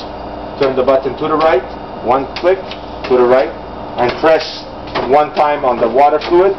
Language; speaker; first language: English; non-native, local second language; French